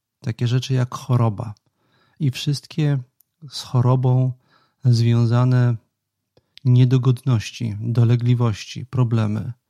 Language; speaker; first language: Polish; native; Polish